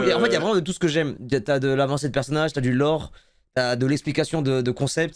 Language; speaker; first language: French; native; French